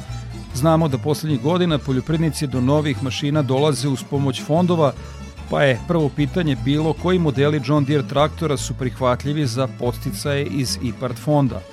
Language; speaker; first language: Serbian; native; Serbian